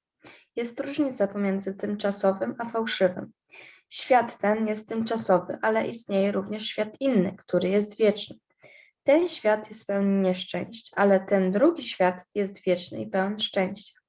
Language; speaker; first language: Polish; native; Polish